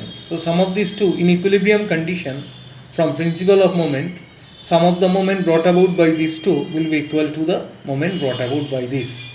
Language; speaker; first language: English; non-native, local second language; Bangla